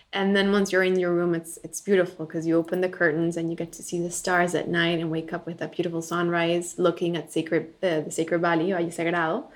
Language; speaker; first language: English; non-native, fluent; Spanish